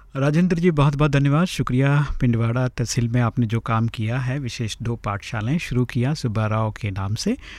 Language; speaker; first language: Hindi; native; Hindi